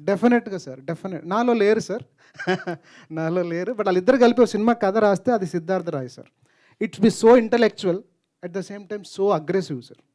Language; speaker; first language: Telugu; native; Telugu